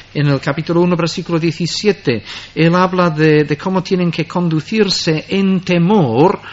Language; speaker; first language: Spanish; non-native, fluent; English